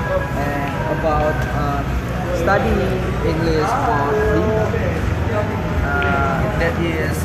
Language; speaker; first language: English; non-native, learner; Indonesian